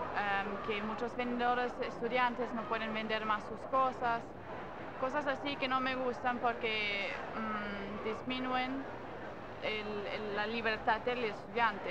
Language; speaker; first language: Spanish; non-native, fluent; German